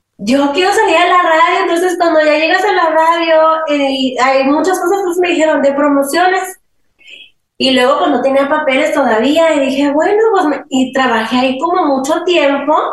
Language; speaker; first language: Spanish; early bilingual, heritage; Spanish